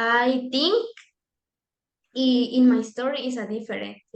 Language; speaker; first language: English; non-native, learner; Spanish